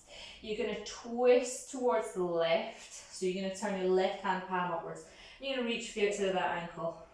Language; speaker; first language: English; native; English